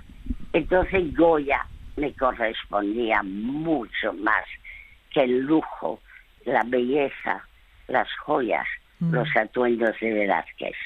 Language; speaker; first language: Spanish; early bilingual, other home language; French